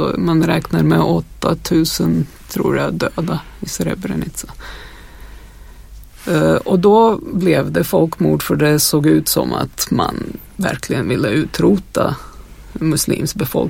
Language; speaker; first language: Swedish; non-native, fluent; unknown